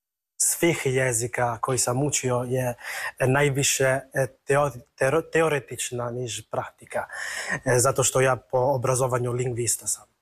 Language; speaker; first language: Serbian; non-native, learner; Italian